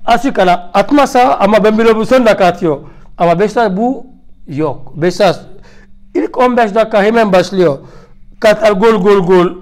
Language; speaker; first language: Turkish; non-native, learner; French